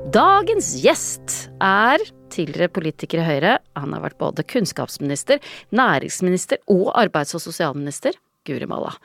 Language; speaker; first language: Norwegian; native; Norwegian